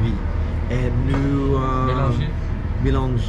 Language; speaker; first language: French; non-native, learner; Spanish